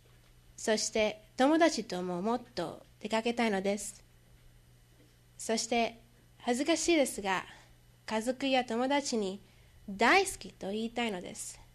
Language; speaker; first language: Japanese; non-native, learner; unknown